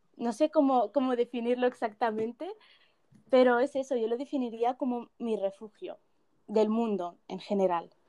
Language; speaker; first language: Spanish; early bilingual, other home language; Arabic